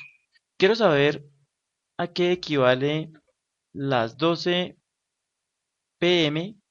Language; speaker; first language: Spanish; native; Spanish